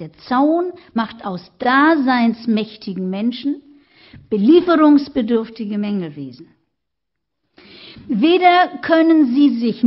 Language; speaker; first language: German; native; German